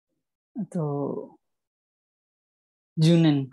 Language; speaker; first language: Japanese; non-native, learner; Indonesian